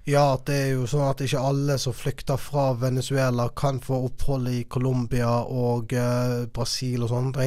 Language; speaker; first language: Norwegian; native; Norwegian